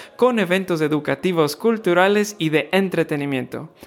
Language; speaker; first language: English; non-native, fluent; Spanish